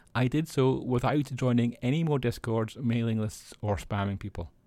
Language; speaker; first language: English; native; English